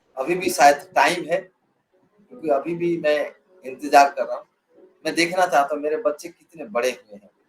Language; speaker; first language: Hindi; non-native, local second language; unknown